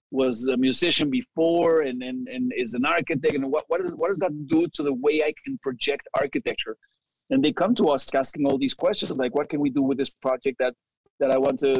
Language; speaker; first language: English; early bilingual, other home language; Spanish